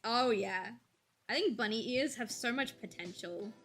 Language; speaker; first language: English; native; English